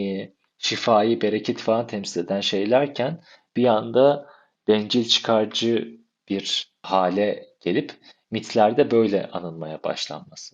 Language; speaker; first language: Turkish; native; Turkish